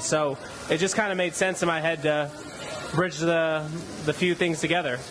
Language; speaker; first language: English; native; English